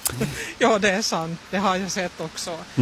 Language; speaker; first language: Swedish; non-native, learner; Finnish